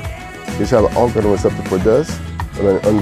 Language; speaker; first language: German; non-native, learner; English